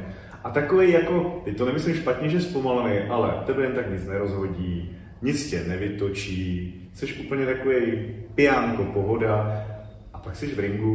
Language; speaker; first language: Czech; native; Czech